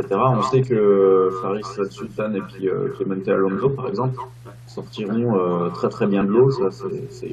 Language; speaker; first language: French; native; French